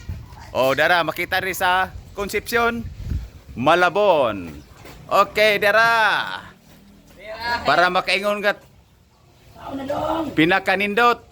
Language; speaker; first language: Filipino; non-native, local second language; Cebuano